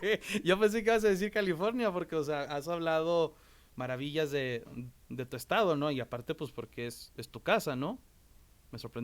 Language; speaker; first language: Spanish; native; Spanish